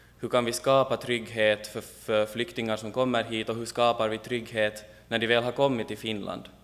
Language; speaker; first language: Swedish; native; Swedish